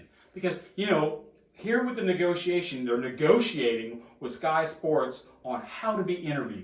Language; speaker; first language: English; native; English